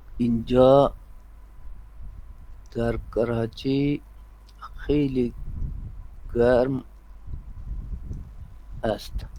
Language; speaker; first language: Persian; non-native, learner; Urdu